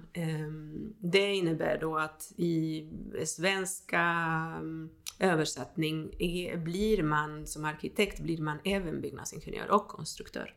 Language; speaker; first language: Swedish; non-native, fluent; Spanish